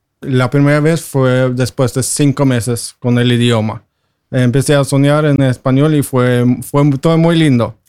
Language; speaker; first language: Spanish; non-native, fluent; Norwegian